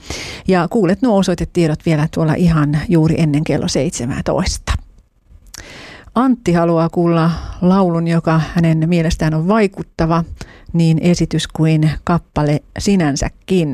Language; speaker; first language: Finnish; native; Finnish